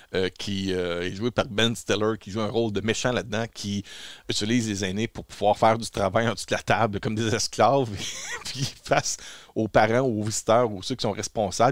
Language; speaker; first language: French; native; French